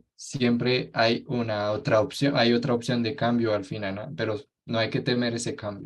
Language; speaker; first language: Spanish; non-native, fluent; French